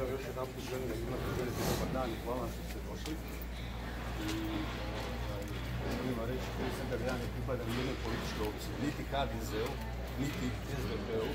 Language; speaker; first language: Croatian; native; Croatian